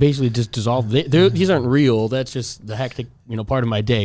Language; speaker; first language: English; native; English